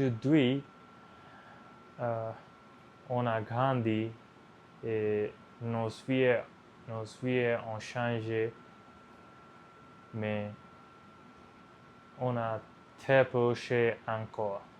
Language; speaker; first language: French; non-native, learner; Punjabi